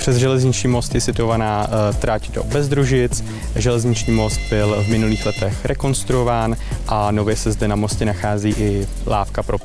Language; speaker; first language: Czech; native; Czech